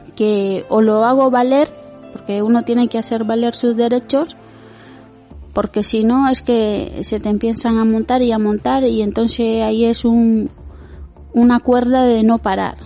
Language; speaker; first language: Spanish; native; Spanish